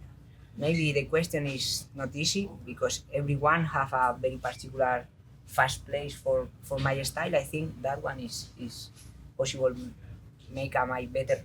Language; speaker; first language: English; non-native, learner; Spanish